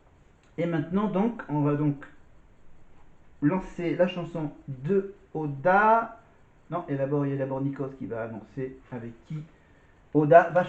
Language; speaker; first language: French; native; French